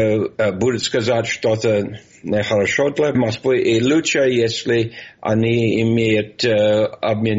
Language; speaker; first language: Russian; non-native, fluent; English